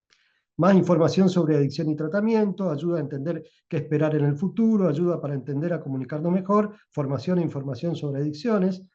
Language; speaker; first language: Spanish; native; Spanish